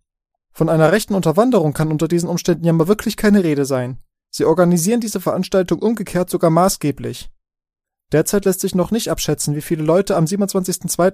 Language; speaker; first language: German; native; German